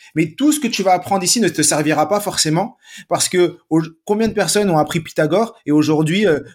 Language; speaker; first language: French; native; French